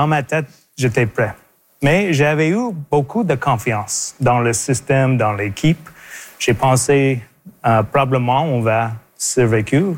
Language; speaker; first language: French; non-native, local second language; English